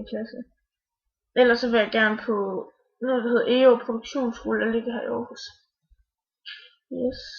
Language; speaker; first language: Danish; native; Danish